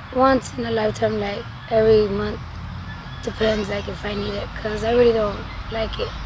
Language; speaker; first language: English; non-native, fluent; Spanish